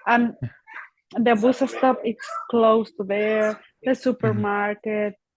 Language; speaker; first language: English; non-native, learner; Spanish